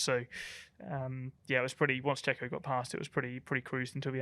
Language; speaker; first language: English; native; English